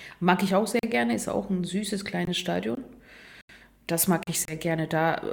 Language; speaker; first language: German; non-native, fluent; Russian